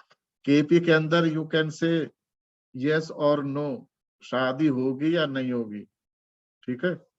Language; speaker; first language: Hindi; native; Hindi